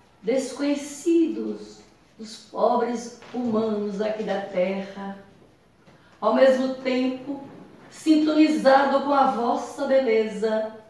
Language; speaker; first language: Portuguese; native; Portuguese